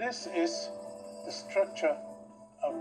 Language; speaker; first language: English; non-native, fluent; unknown